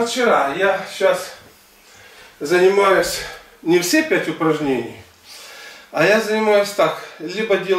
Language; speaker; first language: Russian; native; Russian